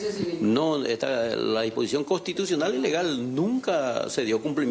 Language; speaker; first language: Spanish; native; Spanish